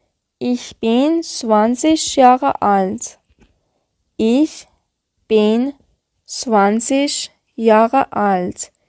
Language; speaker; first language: German; non-native, learner; Persian